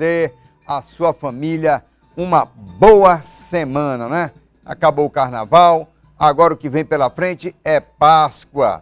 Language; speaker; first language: Portuguese; native; Portuguese